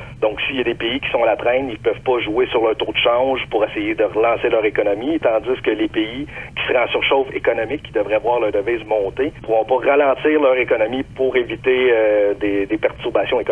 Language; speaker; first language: French; native; French